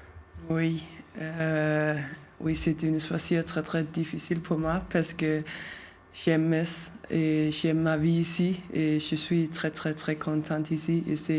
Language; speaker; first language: French; non-native, learner; Danish